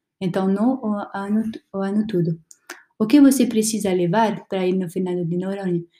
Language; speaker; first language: Portuguese; non-native, learner; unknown